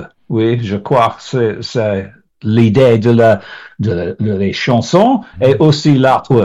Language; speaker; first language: French; non-native, learner; English